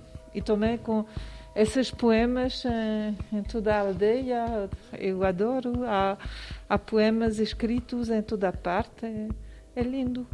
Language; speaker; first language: Portuguese; non-native, fluent; French